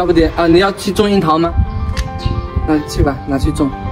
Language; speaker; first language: Chinese; native; Chinese